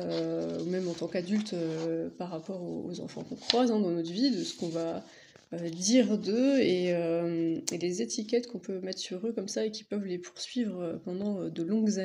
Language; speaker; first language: French; native; French